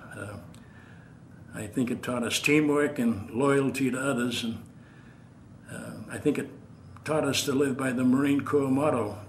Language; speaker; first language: English; native; English